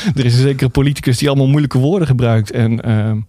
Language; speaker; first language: Dutch; native; Dutch